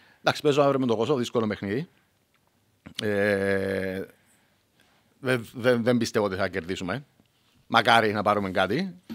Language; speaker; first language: Greek; native; Greek